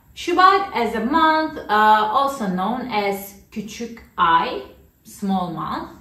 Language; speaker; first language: English; non-native, fluent; Turkish